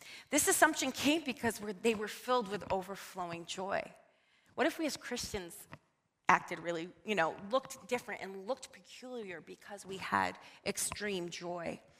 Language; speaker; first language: English; native; English